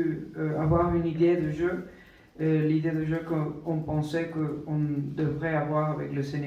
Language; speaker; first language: French; non-native, fluent; Spanish